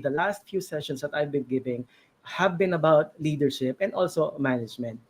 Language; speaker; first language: English; non-native, local second language; Filipino